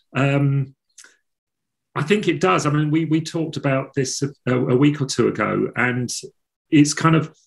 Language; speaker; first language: English; native; English